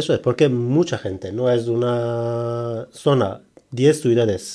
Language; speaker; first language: Spanish; non-native, learner; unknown